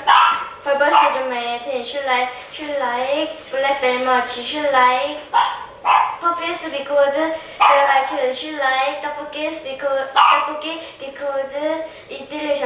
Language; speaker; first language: English; non-native, learner; Korean